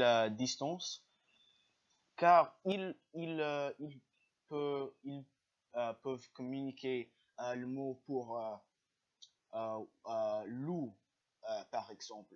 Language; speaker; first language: French; non-native, learner; English